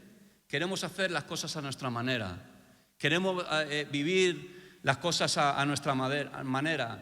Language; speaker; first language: Spanish; native; Spanish